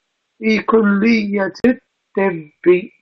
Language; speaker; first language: Arabic; non-native, fluent; English